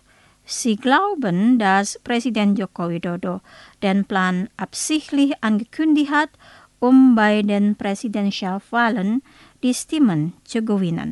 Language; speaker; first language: German; non-native, fluent; Indonesian